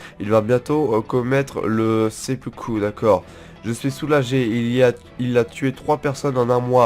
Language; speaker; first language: French; native; French